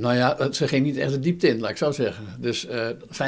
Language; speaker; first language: Dutch; native; Dutch